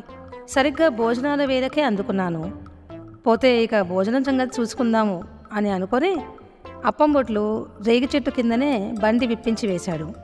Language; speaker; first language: Telugu; native; Telugu